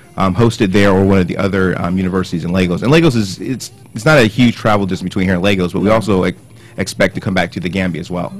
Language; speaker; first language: English; native; English